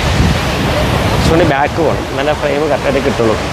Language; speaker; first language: Malayalam; native; Malayalam